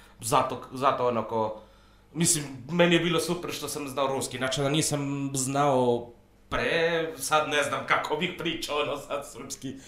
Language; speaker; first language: Serbian; non-native, fluent; Spanish